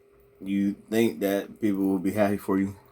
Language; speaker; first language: English; native; English